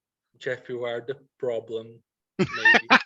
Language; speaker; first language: English; non-native, learner; Portuguese